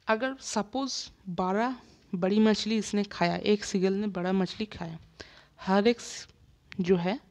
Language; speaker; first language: Hindi; non-native, local second language; Bangla